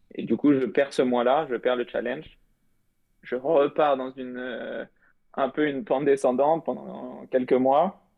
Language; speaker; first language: French; native; French